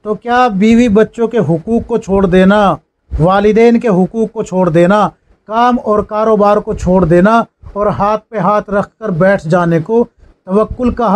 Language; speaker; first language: Urdu; native; Urdu